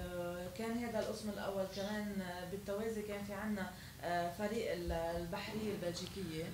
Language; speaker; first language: Arabic; native; Arabic